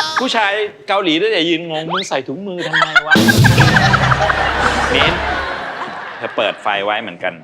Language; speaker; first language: Thai; native; Thai